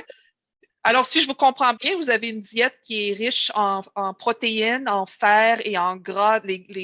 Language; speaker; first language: French; native; French